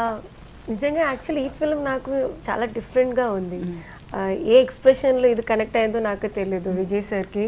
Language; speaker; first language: Telugu; non-native, learner; Malayalam